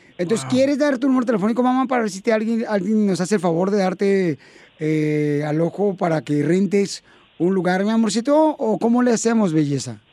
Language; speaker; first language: Spanish; native; Spanish